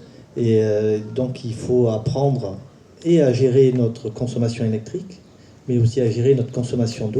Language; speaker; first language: French; native; French